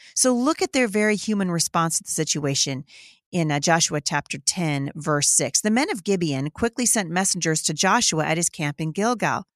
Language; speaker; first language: English; native; English